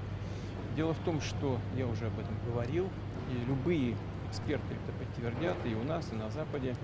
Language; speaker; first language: Russian; native; Russian